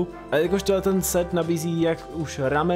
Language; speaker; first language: Czech; native; Czech